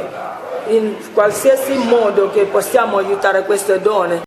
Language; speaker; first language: Italian; non-native, fluent; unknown